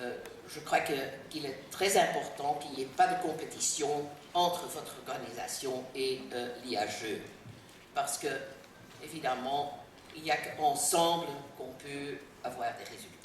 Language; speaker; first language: French; non-native, fluent; Dutch